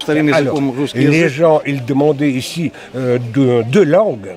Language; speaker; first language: French; non-native, fluent; Russian